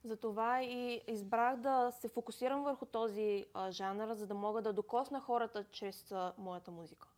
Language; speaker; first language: Bulgarian; non-native, fluent; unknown